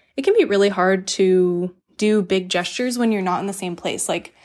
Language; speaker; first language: English; native; English